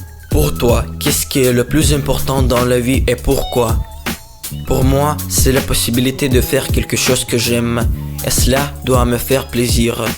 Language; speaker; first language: French; non-native, fluent; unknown